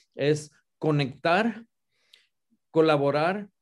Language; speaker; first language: Spanish; native; Spanish